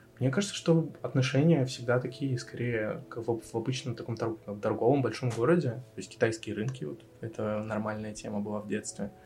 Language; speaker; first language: Russian; native; Russian